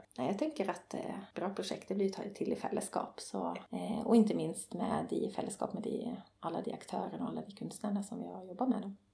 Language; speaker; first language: Swedish; native; Swedish